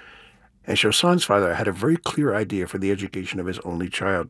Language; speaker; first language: English; native; English